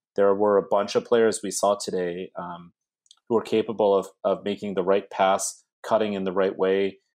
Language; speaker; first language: English; native; English